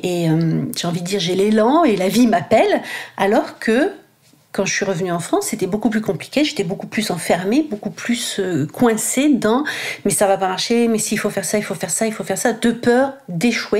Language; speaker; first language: French; native; French